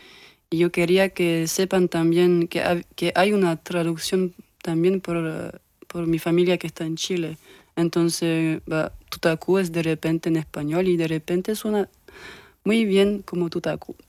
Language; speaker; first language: Spanish; early bilingual, heritage; French